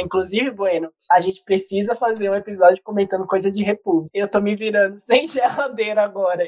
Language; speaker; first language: Portuguese; native; Portuguese